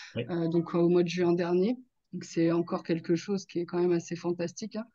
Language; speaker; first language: French; native; French